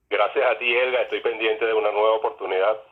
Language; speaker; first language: Spanish; native; Spanish